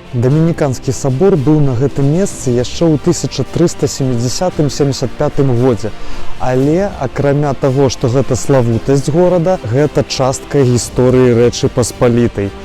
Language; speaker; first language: Belarusian; non-native, local second language; Russian